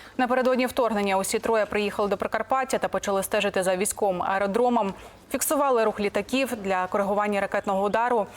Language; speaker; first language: Ukrainian; native; Ukrainian